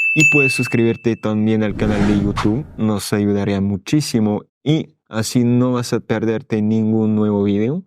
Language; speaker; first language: Spanish; non-native, fluent; French